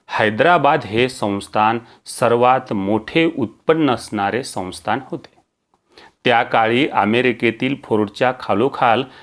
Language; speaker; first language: Marathi; native; Marathi